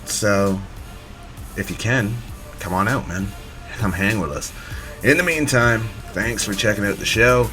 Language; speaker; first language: English; native; English